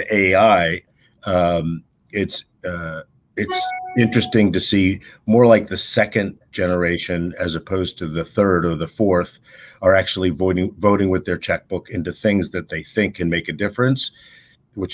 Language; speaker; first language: English; native; English